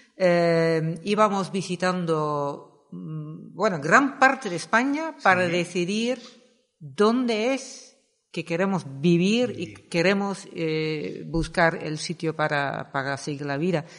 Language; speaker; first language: Spanish; non-native, fluent; Dutch